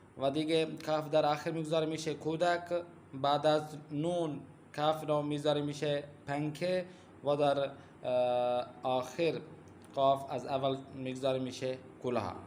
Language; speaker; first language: Persian; non-native, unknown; Urdu